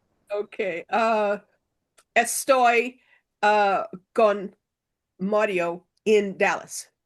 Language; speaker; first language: Spanish; non-native, learner; English